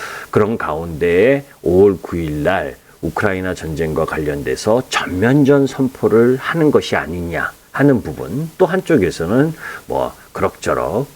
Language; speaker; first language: Korean; native; Korean